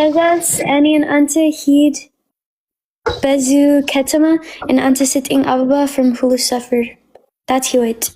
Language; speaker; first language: Amharic; non-native, learner; English